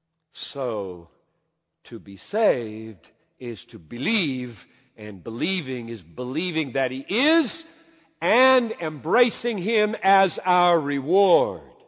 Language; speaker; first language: English; native; English